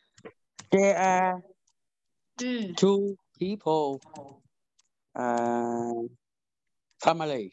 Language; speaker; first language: English; non-native, learner; Vietnamese